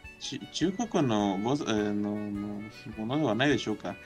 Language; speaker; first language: Japanese; non-native, learner; Spanish